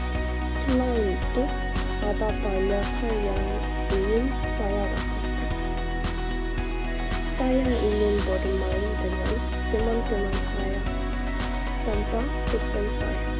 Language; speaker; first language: Indonesian; non-native, learner; Korean